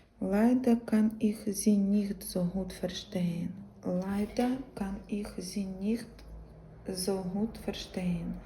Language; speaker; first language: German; non-native, learner; Ukrainian